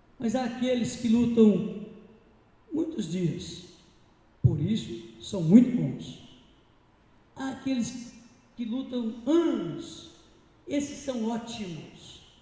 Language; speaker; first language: Portuguese; native; Portuguese